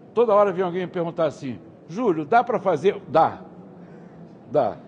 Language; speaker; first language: Portuguese; native; Portuguese